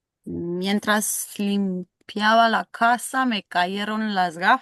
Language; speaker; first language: Spanish; non-native, learner; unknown